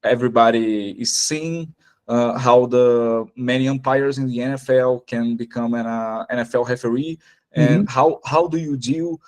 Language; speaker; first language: English; non-native, fluent; Portuguese